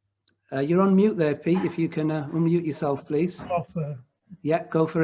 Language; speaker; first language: English; native; English